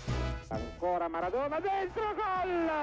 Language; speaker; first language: Italian; native; Italian